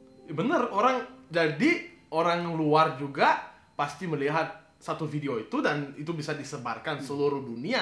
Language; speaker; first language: Indonesian; non-native, fluent; Russian